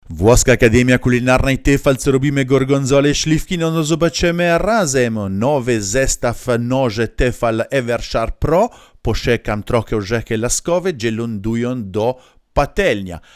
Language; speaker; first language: Polish; non-native, learner; Italian